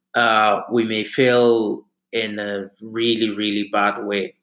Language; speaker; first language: English; early bilingual, other home language; German